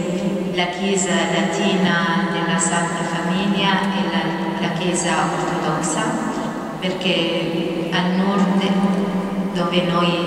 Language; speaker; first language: Italian; non-native, fluent; Arabic